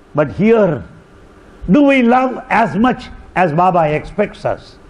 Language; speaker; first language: English; non-native, local second language; Telugu